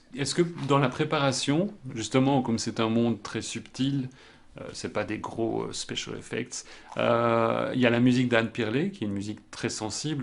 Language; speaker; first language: French; native; French